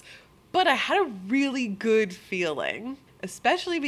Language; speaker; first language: English; native; English